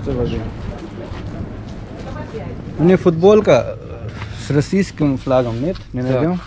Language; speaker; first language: Russian; non-native, learner; Hindi